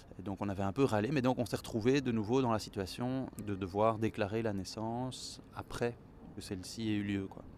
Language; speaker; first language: French; native; French